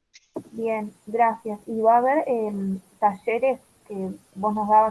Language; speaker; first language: Spanish; native; Spanish